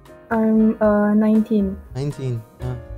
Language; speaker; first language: English; non-native, local second language; Malay